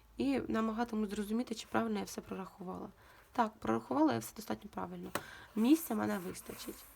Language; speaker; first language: Ukrainian; non-native, local second language; Russian